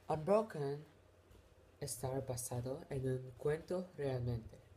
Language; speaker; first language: Spanish; non-native, learner; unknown